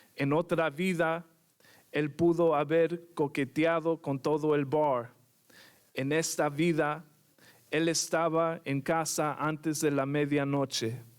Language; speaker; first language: Spanish; early bilingual, heritage; Spanish